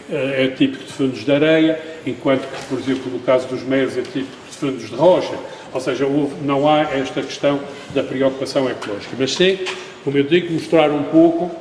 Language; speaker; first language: Portuguese; native; Portuguese